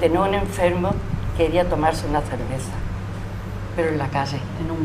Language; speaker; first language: Spanish; native; Spanish